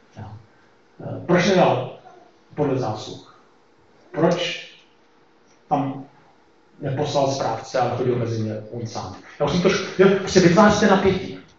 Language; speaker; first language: Czech; native; Czech